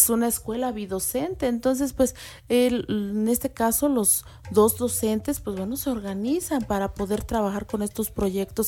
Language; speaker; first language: Spanish; native; Spanish